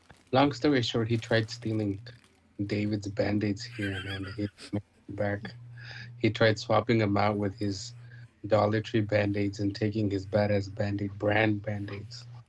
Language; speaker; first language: English; early bilingual, other home language; Spanish